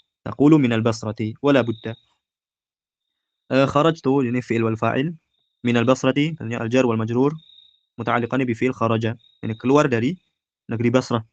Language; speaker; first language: Arabic; non-native, fluent; Indonesian